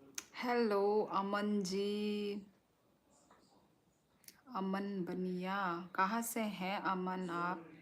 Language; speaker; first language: Hindi; non-native, local second language; Kok Borok